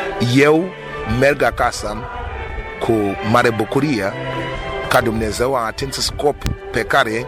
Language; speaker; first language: Romanian; non-native, learner; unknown